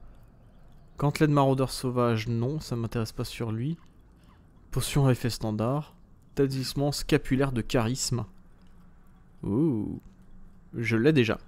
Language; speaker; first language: French; native; French